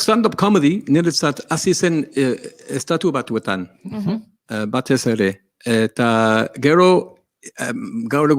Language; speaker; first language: Basque; non-native, learner; English